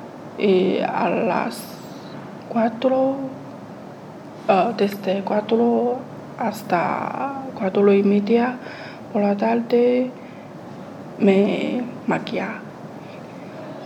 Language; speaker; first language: Spanish; non-native, learner; Chinese